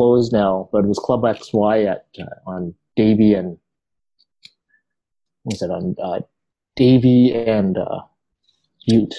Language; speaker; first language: English; native; English